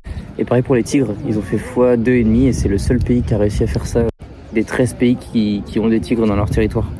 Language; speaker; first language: French; native; French